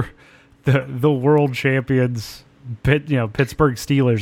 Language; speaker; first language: English; native; English